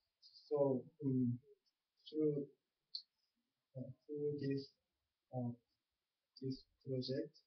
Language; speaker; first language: English; non-native, learner; Korean